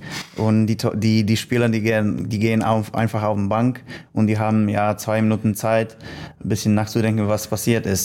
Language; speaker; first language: German; non-native, learner; Polish